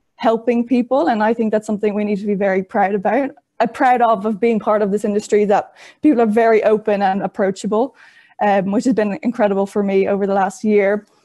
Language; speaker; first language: English; native; English